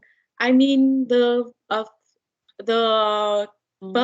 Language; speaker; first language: English; non-native, learner; Vietnamese